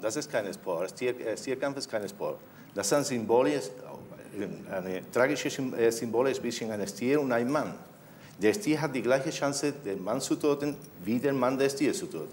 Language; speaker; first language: German; non-native, fluent; Spanish